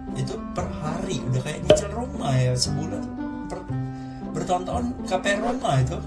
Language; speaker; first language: Indonesian; native; Indonesian